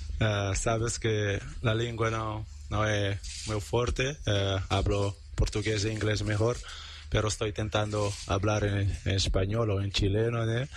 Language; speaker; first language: Spanish; non-native, learner; Portuguese